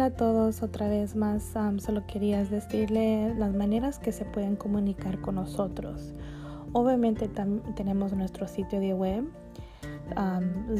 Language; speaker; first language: Spanish; early bilingual, heritage; Spanish